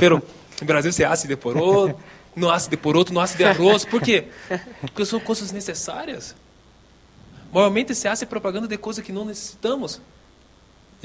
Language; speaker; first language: Spanish; non-native, local second language; Portuguese